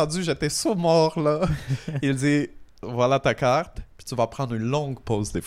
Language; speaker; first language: French; native; French